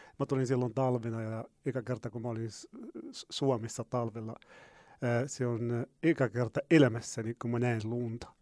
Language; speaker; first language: Finnish; non-native, fluent; Arabic